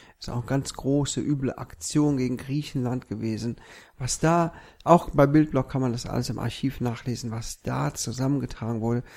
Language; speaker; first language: German; native; German